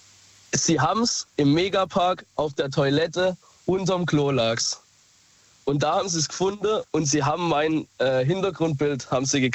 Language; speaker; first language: German; native; German